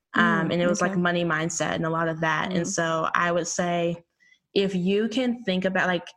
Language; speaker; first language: English; native; English